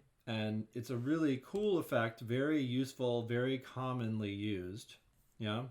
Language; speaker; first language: English; native; English